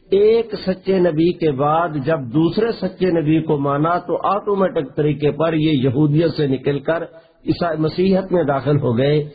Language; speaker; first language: Urdu; non-native, local second language; Saraiki